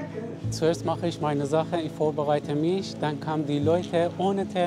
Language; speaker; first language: German; non-native, learner; Persian